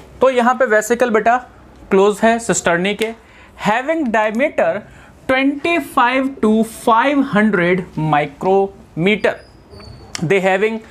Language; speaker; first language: Hindi; native; Hindi